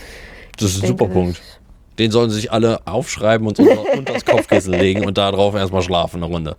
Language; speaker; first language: German; native; German